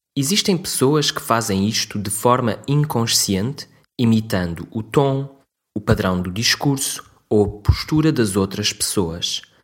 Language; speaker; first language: Portuguese; native; Portuguese